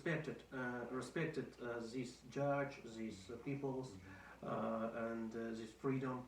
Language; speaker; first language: English; non-native, learner; Russian